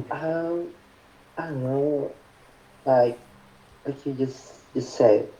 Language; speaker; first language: English; non-native, learner; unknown